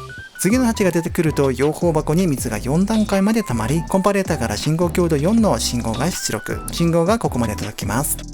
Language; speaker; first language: Japanese; native; Japanese